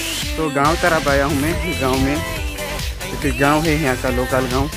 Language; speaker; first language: Hindi; non-native, local second language; Sadri